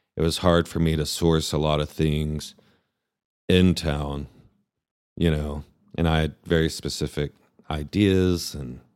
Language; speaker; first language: English; native; English